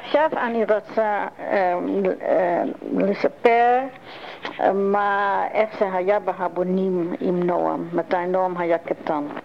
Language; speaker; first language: Hebrew; non-native, learner; Dutch